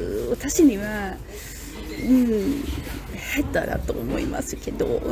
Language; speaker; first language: Japanese; non-native, learner; English